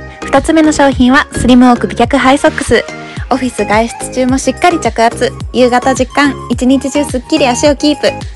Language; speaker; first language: Japanese; native; Japanese